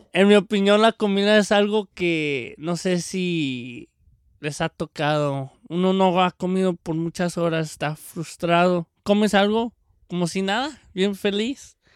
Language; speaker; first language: Spanish; early bilingual, heritage; Spanish